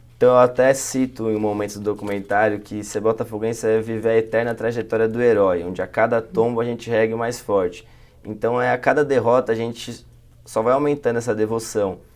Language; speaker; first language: Portuguese; native; Portuguese